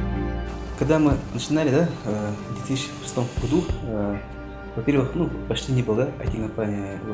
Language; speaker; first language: Russian; non-native, local second language; Yakut